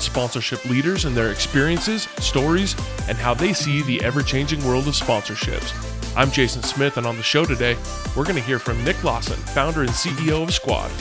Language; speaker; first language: English; native; English